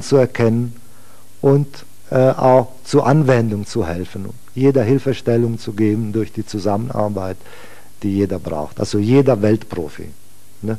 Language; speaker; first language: German; non-native, fluent; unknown